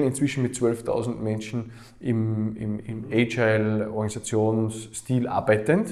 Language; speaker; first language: German; native; German